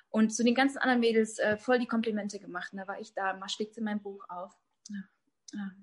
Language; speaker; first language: German; native; German